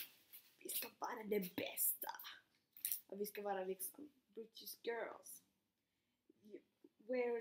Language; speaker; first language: Swedish; non-native, fluent; Finnish